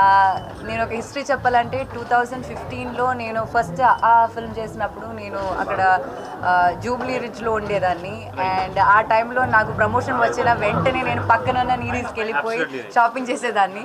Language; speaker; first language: Telugu; non-native, local second language; Malayalam